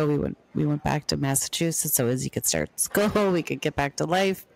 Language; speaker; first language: English; native; English